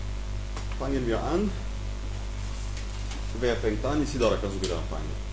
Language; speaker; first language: German; non-native, fluent; Serbian